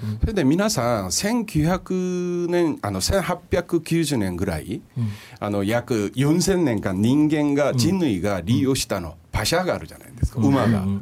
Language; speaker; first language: Japanese; non-native, fluent; Korean